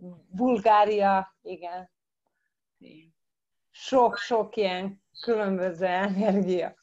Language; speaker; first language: Hungarian; early bilingual, heritage; Croatian